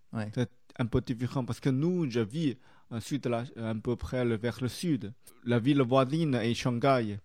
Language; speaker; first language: French; non-native, learner; Chinese